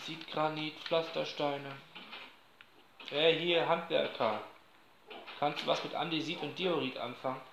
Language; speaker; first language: German; native; German